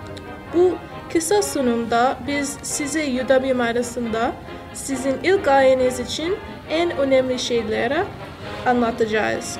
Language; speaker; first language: Turkish; non-native, learner; English